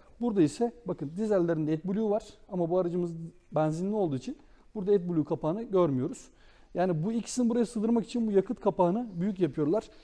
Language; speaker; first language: Turkish; native; Turkish